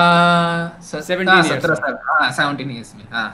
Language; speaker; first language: Hindi; non-native, local second language; Tamil